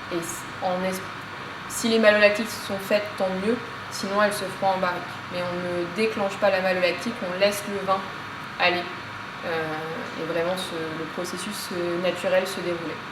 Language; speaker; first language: French; native; French